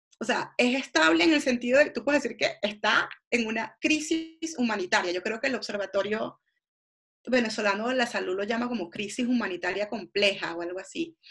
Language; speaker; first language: Spanish; native; Spanish